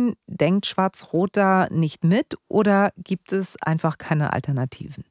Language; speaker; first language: German; native; German